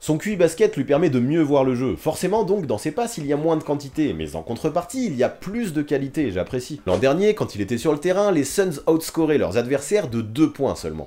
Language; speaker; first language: French; native; French